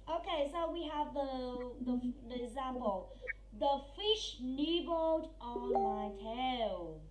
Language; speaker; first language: English; non-native, fluent; Vietnamese